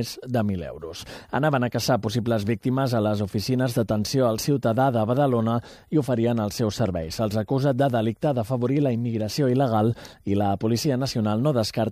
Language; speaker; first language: Catalan; native; Catalan